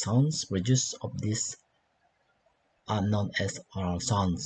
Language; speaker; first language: English; non-native, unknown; Indonesian